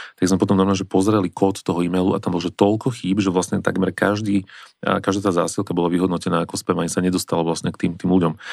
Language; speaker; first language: Slovak; native; Slovak